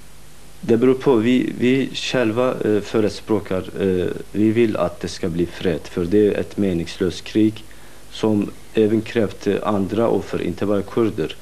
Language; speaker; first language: Swedish; non-native, fluent; Kurdish